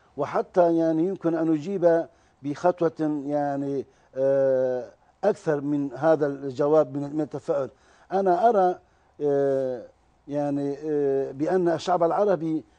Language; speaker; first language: Arabic; non-native, fluent; Turkish